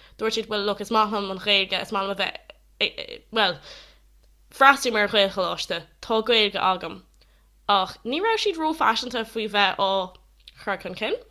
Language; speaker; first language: Irish; non-native, local second language; English